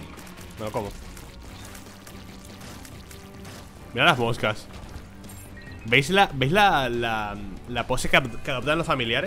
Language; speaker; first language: Spanish; native; Spanish